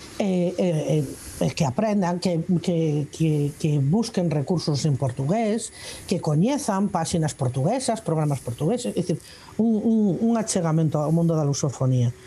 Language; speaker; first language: Galician; non-native, local second language; Spanish